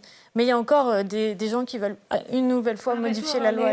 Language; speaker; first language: French; native; French